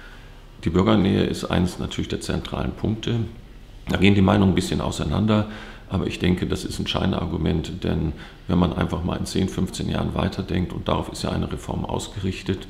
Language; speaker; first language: German; native; German